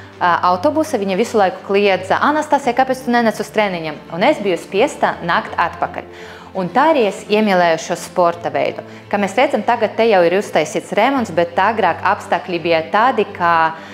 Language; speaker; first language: Latvian; non-native, local second language; Russian